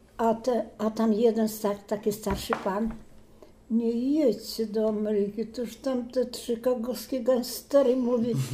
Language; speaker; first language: Polish; native; Polish